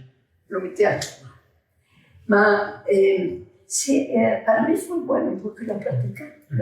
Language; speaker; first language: Spanish; early bilingual, heritage; Ladino